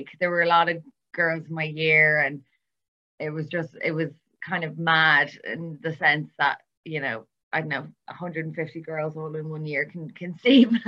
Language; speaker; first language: English; native; English